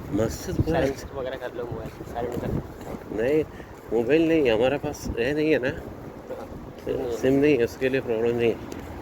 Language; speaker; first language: Hindi; non-native, local second language; Malayalam